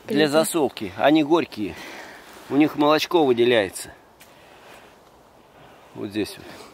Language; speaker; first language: Russian; native; Russian